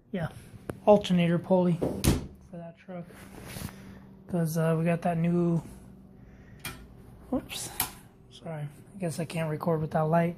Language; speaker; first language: English; native; English